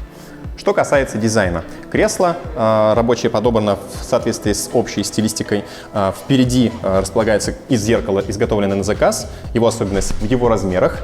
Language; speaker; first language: Russian; native; Russian